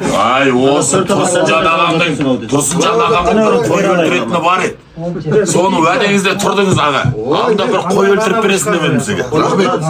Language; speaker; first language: Kazakh; early bilingual, heritage; Kazakh